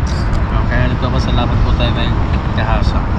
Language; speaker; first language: Filipino; native; Filipino